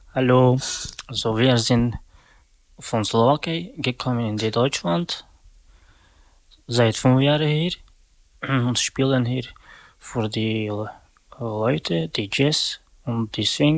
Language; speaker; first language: German; non-native, learner; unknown